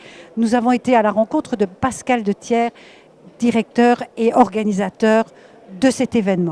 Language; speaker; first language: French; native; French